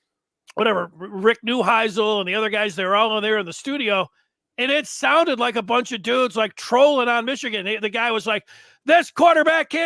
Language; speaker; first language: English; native; English